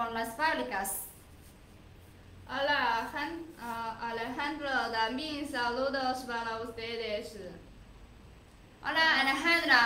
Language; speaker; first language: Spanish; non-native, learner; Chinese